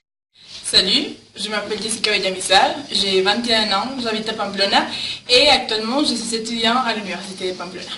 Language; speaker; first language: French; non-native, learner; Spanish